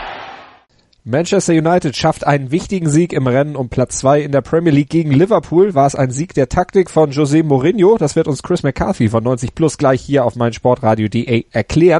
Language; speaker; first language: German; native; German